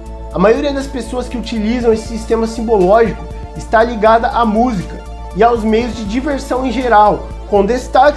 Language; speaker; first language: Portuguese; native; Portuguese